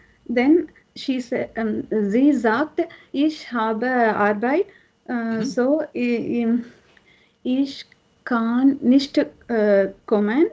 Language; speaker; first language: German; non-native, learner; Tamil